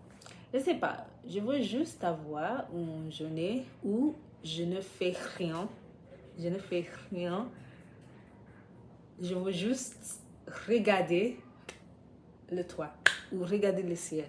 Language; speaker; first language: French; non-native, learner; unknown